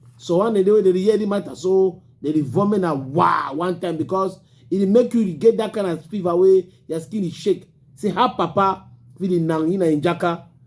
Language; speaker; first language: Nigerian Pidgin; native; Nigerian Pidgin